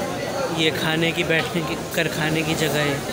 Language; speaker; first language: Hindi; native; Hindi